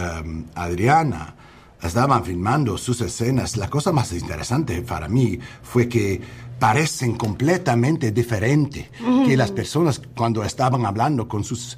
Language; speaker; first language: Spanish; non-native, learner; English